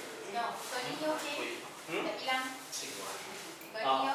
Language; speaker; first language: Malay; native; Malay